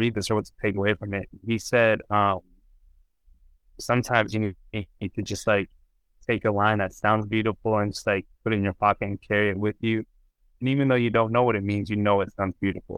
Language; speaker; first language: English; native; English